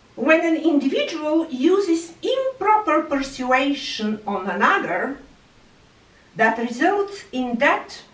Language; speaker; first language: English; non-native, fluent; Bulgarian